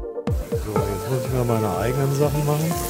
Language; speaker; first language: German; native; German